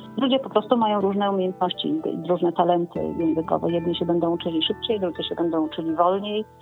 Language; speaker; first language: Polish; native; Polish